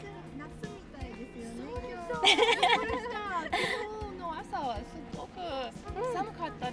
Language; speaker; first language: Japanese; non-native, learner; English